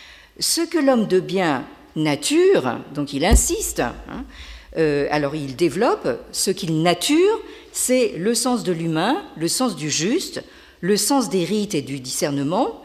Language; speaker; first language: French; native; French